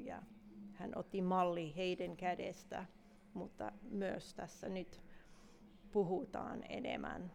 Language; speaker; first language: Finnish; non-native, fluent; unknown